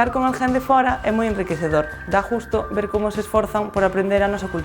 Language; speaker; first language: Galician; early bilingual, heritage; Galician